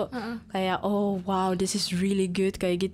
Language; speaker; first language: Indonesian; early bilingual, heritage; Indonesian